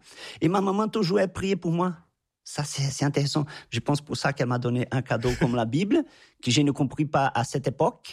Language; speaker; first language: French; non-native, fluent; Portuguese